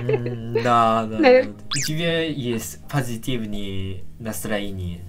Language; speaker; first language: Russian; non-native, learner; Japanese